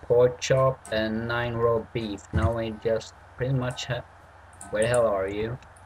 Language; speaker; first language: English; non-native, fluent; Swedish